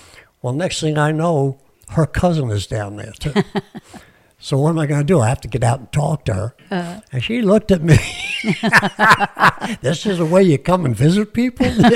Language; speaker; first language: English; native; English